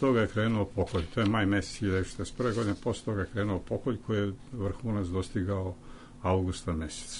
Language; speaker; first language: Serbian; native; Serbian